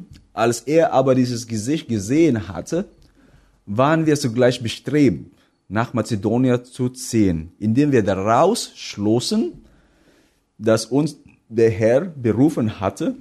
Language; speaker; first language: German; non-native, fluent; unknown